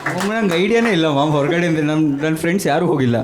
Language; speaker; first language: Kannada; native; Kannada